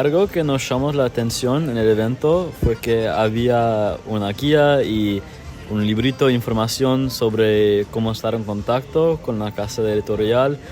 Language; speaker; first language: Spanish; non-native, learner; English